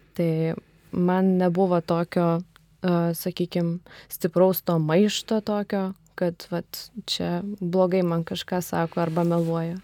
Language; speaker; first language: Lithuanian; native; Lithuanian